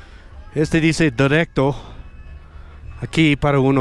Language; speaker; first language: Spanish; non-native, learner; English